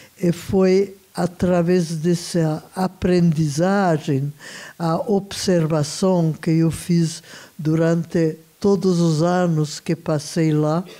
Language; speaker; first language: Portuguese; non-native, fluent; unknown